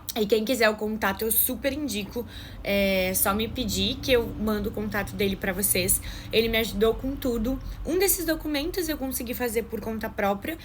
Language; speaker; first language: Portuguese; native; Portuguese